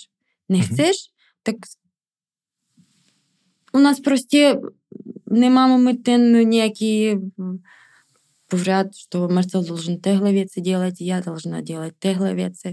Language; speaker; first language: Czech; non-native, fluent; Russian